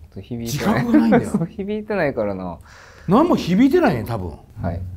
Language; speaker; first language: Japanese; native; Japanese